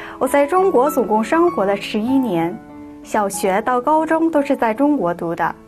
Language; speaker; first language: Chinese; early bilingual, other home language; Korean